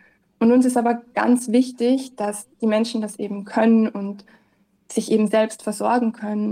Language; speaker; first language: German; native; German